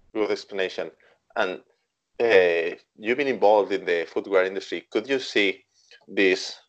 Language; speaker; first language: English; non-native, fluent; Spanish